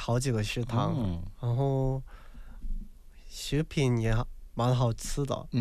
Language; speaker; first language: Chinese; non-native, learner; Korean